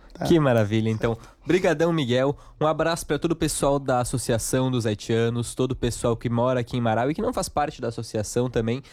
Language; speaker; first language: Portuguese; native; Portuguese